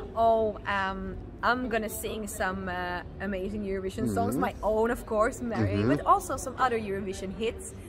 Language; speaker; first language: English; non-native, fluent; Finnish